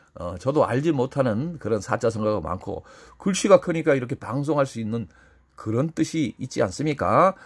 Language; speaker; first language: Korean; native; Korean